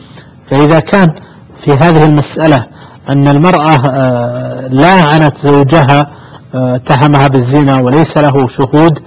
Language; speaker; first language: Arabic; native; Arabic